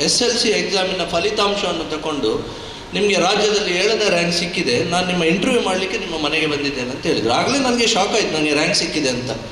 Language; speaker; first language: Kannada; non-native, local second language; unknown